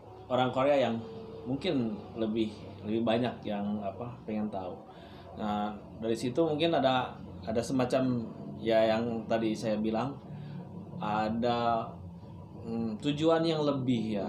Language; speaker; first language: Indonesian; native; Indonesian